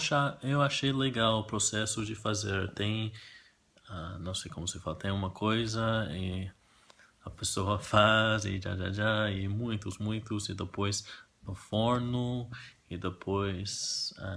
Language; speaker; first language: Portuguese; non-native, learner; Spanish